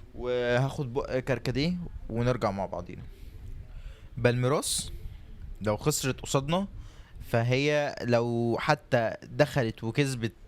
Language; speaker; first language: Arabic; native; Arabic